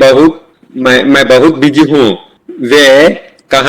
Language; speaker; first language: Hindi; non-native, learner; Telugu